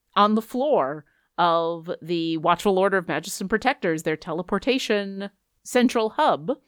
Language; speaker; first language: English; native; English